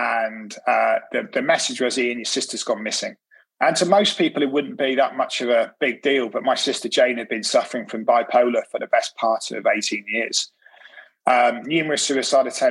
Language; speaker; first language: English; native; English